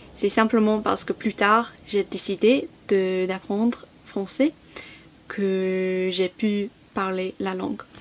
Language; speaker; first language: French; non-native, fluent; English